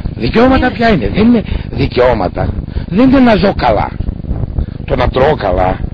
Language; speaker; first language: Greek; non-native, local second language; Macedonian